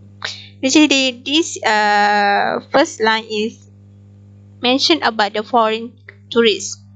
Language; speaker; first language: English; non-native, local second language; Malay